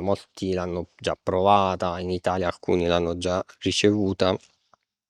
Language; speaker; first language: Italian; native; Italian